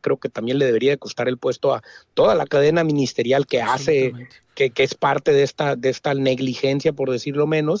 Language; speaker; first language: Spanish; native; Spanish